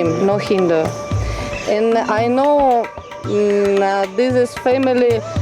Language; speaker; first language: English; non-native, learner; Russian